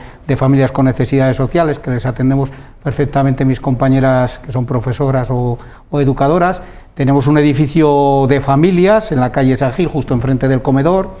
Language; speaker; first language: Spanish; native; Spanish